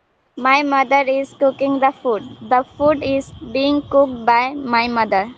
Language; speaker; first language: English; non-native, learner; Hindi